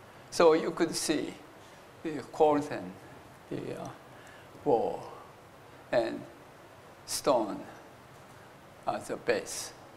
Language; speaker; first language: English; non-native, fluent; Japanese